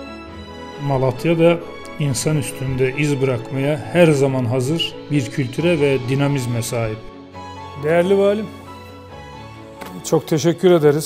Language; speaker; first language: Turkish; native; Turkish